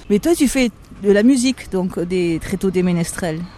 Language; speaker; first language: French; native; French